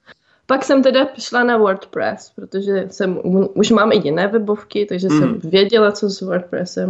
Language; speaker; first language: Czech; native; Czech